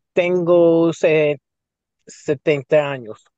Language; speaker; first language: Spanish; non-native, learner; English